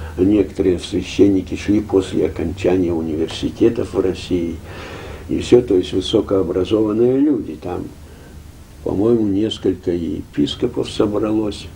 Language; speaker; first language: Russian; early bilingual, heritage; Russian